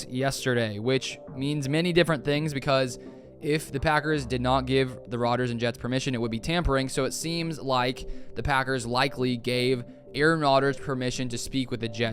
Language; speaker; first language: English; native; English